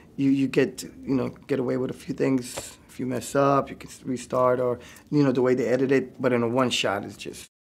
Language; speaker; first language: English; native; English